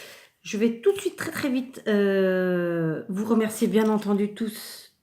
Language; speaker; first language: French; native; French